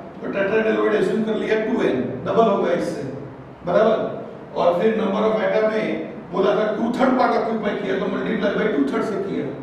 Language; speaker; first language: Hindi; non-native, local second language; Gujarati